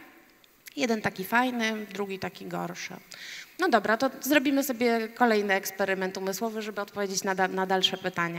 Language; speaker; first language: Polish; native; Polish